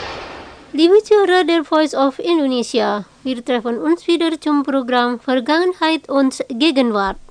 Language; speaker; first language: German; non-native, fluent; Indonesian